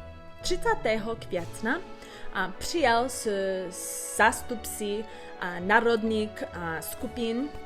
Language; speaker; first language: Czech; non-native, learner; English